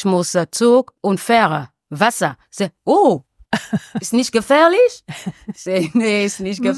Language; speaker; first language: German; non-native, learner; French